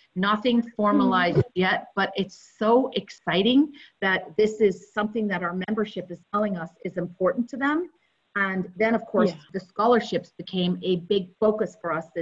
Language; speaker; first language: English; native; English